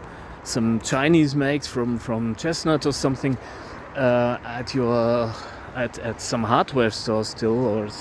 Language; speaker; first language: English; non-native, fluent; German